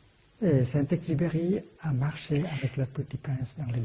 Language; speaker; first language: French; non-native, fluent; Vietnamese